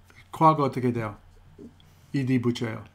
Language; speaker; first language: Korean; non-native, fluent; English